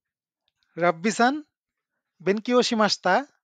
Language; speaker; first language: Japanese; non-native, fluent; Bangla